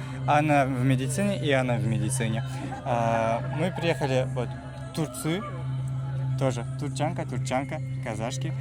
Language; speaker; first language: Russian; non-native, fluent; Turkish